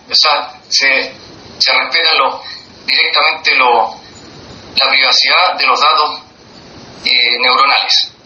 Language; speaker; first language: Spanish; native; Spanish